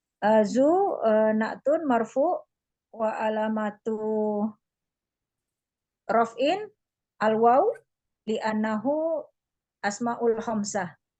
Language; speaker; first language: Arabic; non-native, learner; Indonesian